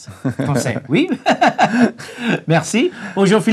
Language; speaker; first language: French; non-native, learner; English